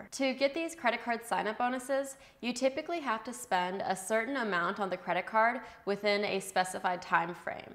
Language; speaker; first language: English; native; English